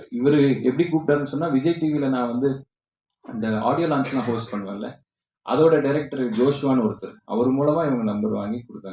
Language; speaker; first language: Tamil; native; Tamil